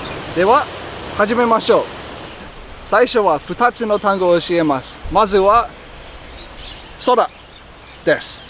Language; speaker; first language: Japanese; non-native, fluent; English